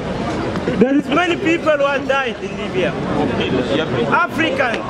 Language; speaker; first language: English; non-native, learner; Arabic